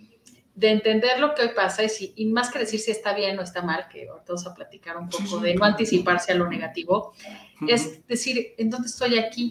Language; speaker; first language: Spanish; native; Spanish